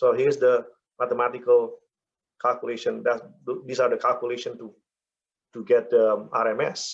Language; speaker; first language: English; non-native, fluent; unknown